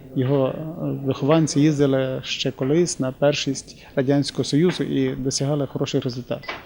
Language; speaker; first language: Ukrainian; native; Ukrainian